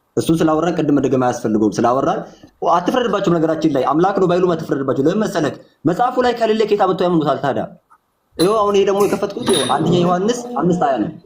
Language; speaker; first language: Amharic; non-native, local second language; Oromo